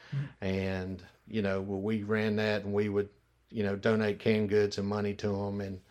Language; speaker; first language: English; native; English